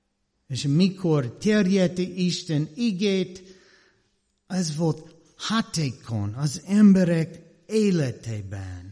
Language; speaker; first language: Hungarian; non-native, learner; English